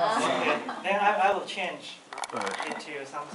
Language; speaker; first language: English; non-native, fluent; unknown